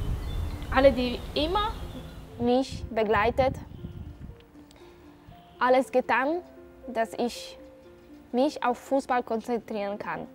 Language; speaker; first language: German; non-native, fluent; Polish